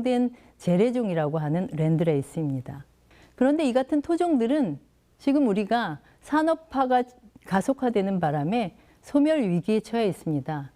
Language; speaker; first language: Korean; native; Korean